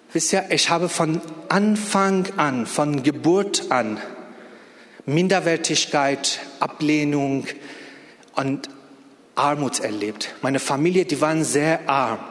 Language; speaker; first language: German; non-native, fluent; Persian